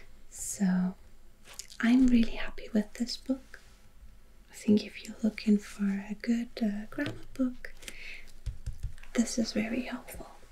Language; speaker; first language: English; non-native, fluent; German